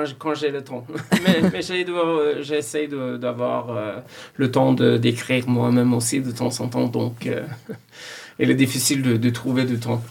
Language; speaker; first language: French; non-native, fluent; Norwegian